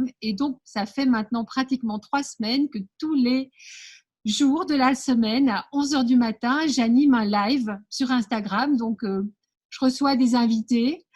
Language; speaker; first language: French; native; French